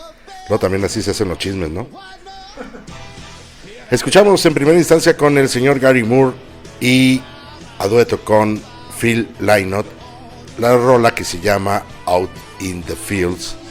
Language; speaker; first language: Spanish; native; Spanish